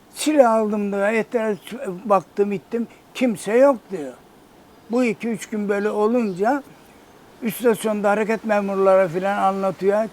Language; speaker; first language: Turkish; native; Turkish